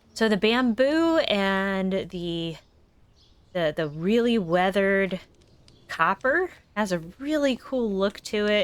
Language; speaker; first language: English; native; English